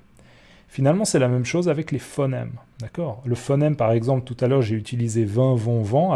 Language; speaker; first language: French; native; French